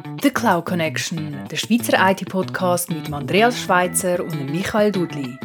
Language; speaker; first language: German; native; German